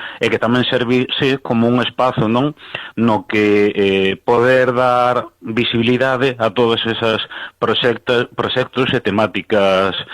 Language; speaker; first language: Galician; native; Galician